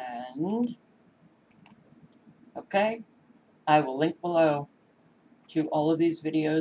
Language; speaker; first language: English; native; English